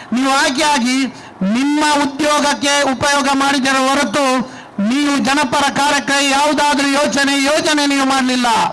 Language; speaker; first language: Kannada; non-native, local second language; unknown